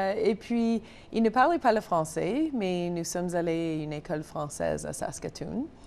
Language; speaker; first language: French; non-native, local second language; English